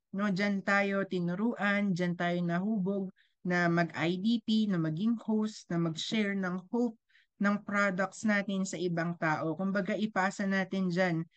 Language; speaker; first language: Filipino; native; Filipino